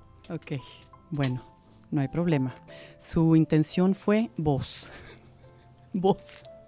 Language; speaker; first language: Spanish; native; Spanish